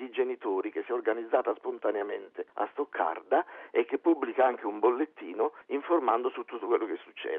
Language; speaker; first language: Italian; native; Italian